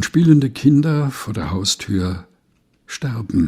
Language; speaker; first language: German; non-native, fluent; Portuguese